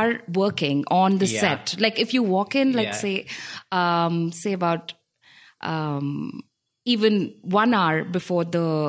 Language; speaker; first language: English; non-native, local second language; Telugu